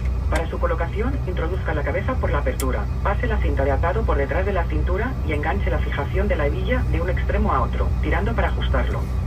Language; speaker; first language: Spanish; native; Spanish